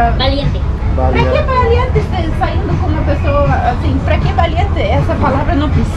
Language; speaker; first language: Spanish; non-native, learner; Portuguese